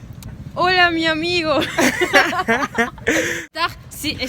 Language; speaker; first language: Spanish; non-native, learner; French